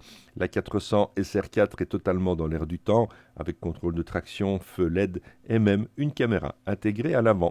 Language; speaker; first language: French; native; French